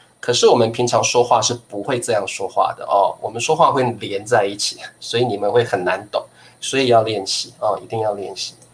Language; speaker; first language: Chinese; native; Chinese